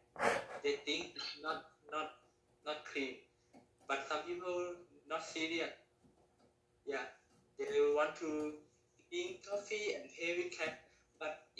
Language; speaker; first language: English; non-native, learner; Thai